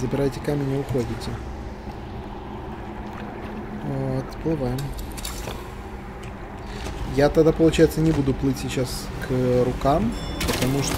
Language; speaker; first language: Russian; native; Russian